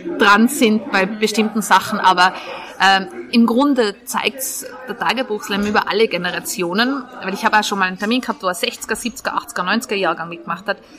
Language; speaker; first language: German; native; German